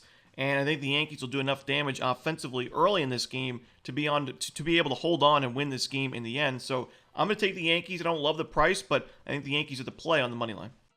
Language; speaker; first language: English; native; English